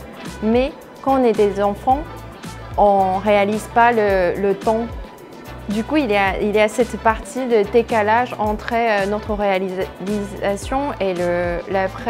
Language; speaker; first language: French; non-native, fluent; Chinese